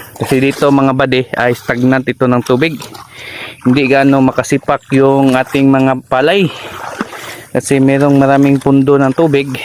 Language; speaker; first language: Filipino; non-native, local second language; Hiligaynon